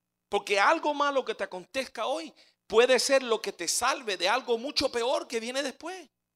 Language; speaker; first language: Spanish; native; Spanish